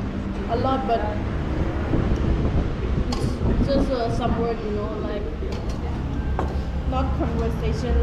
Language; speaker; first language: English; non-native, learner; Thai